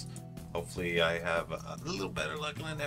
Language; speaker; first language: English; native; English